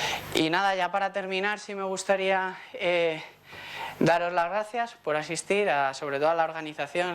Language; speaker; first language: Spanish; native; Spanish